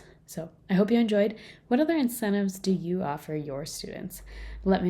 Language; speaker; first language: English; native; English